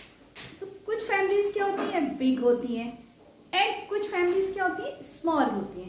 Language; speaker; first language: Hindi; native; Hindi